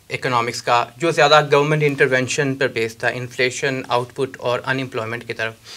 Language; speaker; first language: Urdu; native; Urdu